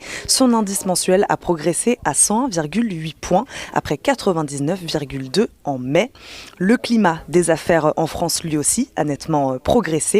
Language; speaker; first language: French; native; French